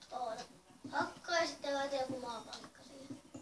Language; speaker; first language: Finnish; native; Finnish